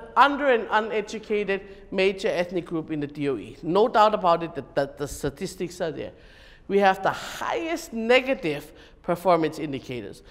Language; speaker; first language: English; native; English